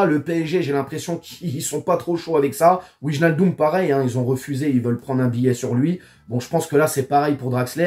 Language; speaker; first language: French; native; French